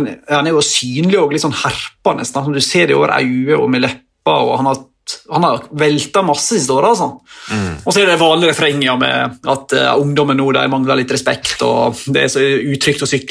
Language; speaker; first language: Norwegian; native; Norwegian